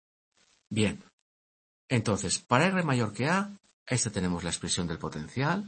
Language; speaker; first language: Spanish; native; Spanish